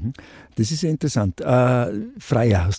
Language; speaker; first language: German; native; German